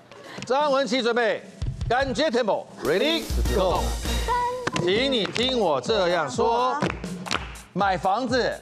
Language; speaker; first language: Chinese; native; Chinese